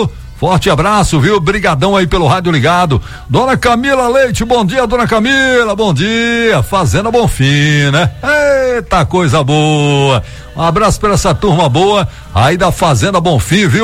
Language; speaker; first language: Portuguese; native; Portuguese